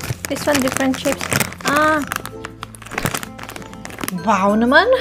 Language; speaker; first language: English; non-native, local second language; Filipino